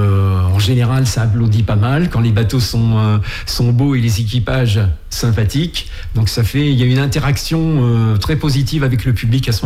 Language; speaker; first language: French; native; French